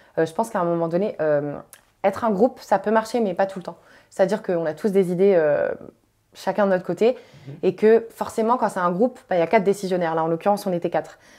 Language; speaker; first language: French; native; French